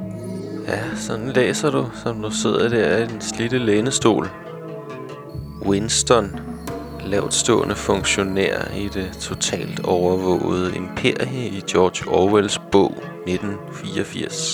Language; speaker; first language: Danish; native; Danish